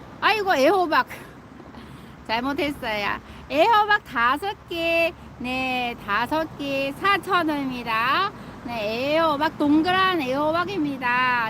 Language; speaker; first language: Korean; non-native, fluent; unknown